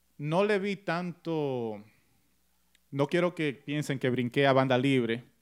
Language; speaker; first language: Spanish; early bilingual, heritage; Spanish